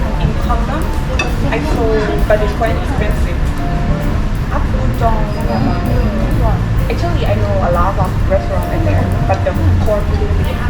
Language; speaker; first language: English; non-native, learner; Thai